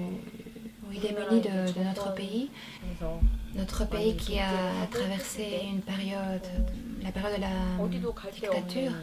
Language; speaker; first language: French; non-native, fluent; Korean